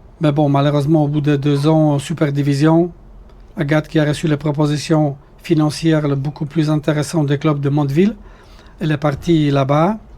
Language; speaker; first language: French; non-native, fluent; Polish